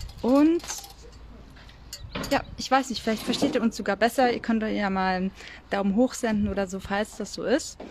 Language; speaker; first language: German; native; German